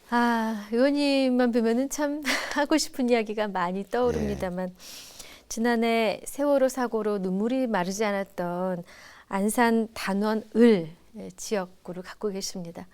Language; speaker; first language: Korean; native; Korean